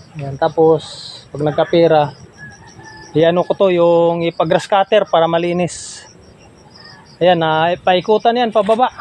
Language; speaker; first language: Filipino; non-native, local second language; Cebuano